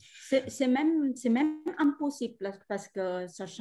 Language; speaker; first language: French; non-native, fluent; Vietnamese